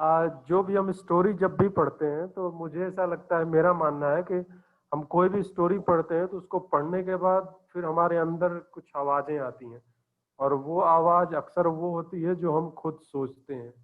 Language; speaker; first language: Hindi; native; Hindi